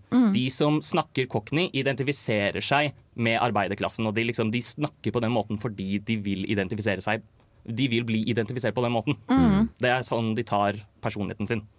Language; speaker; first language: Norwegian; native; Norwegian